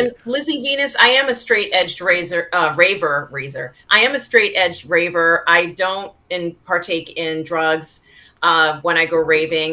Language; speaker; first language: English; native; English